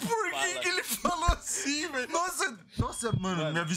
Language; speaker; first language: Portuguese; native; Portuguese